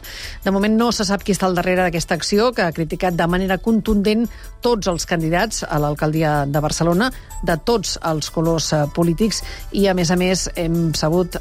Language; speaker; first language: Catalan; native; Catalan